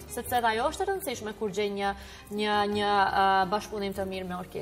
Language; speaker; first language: Albanian; native; Albanian